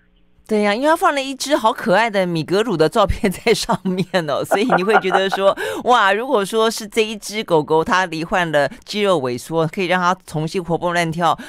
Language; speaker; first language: Chinese; native; Chinese